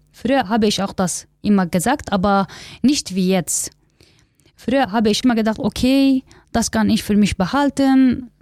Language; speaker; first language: German; non-native, learner; Kurdish